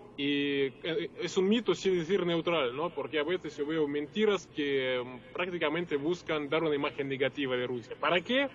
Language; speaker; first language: Spanish; non-native, fluent; Russian